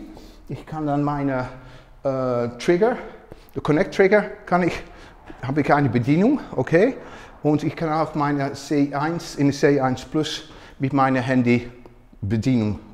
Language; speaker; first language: German; non-native, learner; Dutch